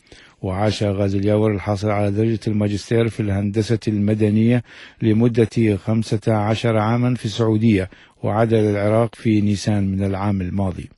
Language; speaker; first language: Arabic; native; Arabic